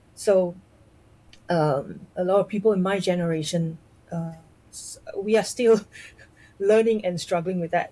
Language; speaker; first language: English; non-native, local second language; Chinese